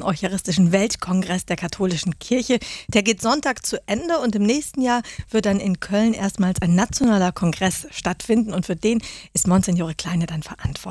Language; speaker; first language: German; native; German